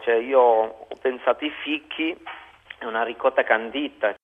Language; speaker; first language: Italian; early bilingual, other home language; Albanian